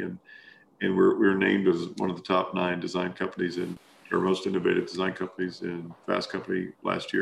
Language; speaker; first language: English; native; English